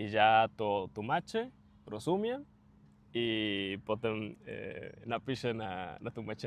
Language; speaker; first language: Polish; non-native, learner; Spanish